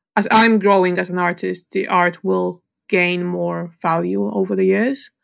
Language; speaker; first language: English; non-native, fluent; Polish